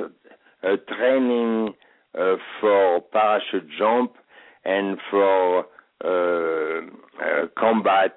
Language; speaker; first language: English; non-native, fluent; French